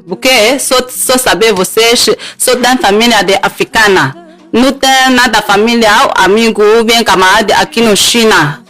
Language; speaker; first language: Portuguese; non-native, learner; Chinese